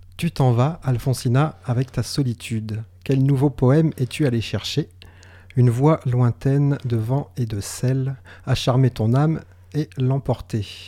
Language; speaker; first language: French; native; French